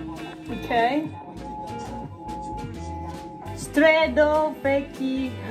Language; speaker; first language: English; non-native, learner; Indonesian